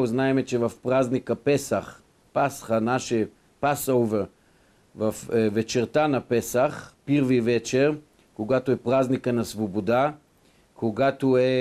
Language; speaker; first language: Bulgarian; non-native, fluent; Hebrew